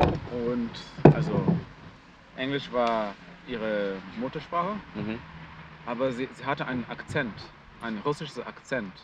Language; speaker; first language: German; non-native, fluent; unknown